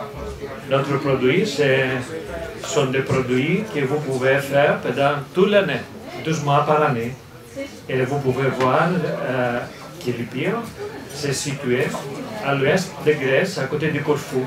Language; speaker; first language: French; non-native, fluent; Greek